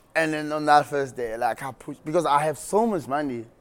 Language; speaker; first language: English; non-native, local second language; Xhosa